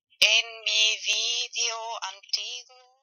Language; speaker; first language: Spanish; non-native, fluent; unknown